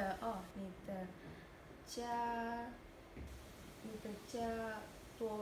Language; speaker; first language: Chinese; non-native, learner; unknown